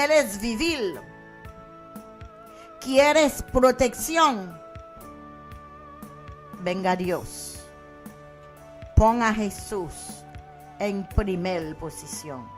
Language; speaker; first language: Spanish; non-native, learner; Haitian Creole